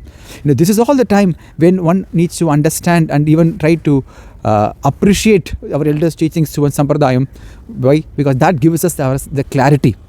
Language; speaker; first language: English; non-native, local second language; Tamil